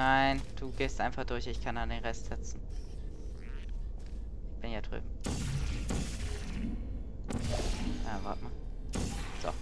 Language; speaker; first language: German; native; German